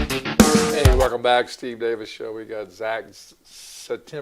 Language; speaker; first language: English; native; English